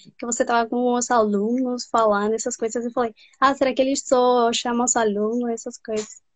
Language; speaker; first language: Portuguese; non-native, fluent; Spanish